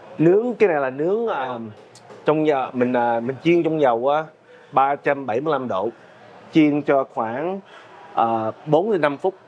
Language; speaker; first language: Vietnamese; early bilingual, heritage; Vietnamese